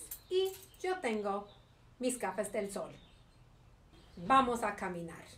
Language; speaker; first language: Spanish; non-native, fluent; English